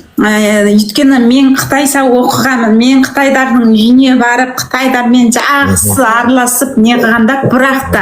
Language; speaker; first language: Kazakh; early bilingual, heritage; Kazakh